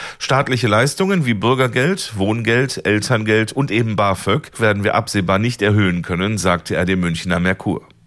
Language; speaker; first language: German; native; German